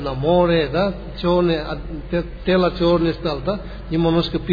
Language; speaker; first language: Russian; non-native, learner; Tibetan